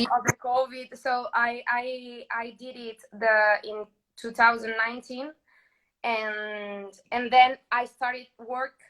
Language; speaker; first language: English; non-native, learner; Spanish